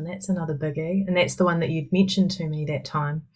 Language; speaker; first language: English; native; English